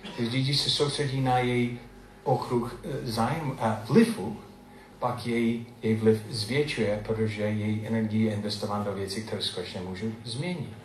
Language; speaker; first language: Czech; non-native, fluent; English